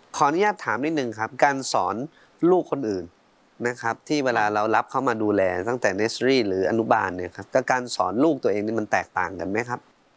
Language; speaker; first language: Thai; native; Thai